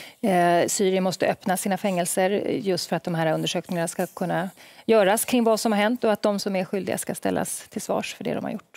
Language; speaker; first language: Swedish; native; Swedish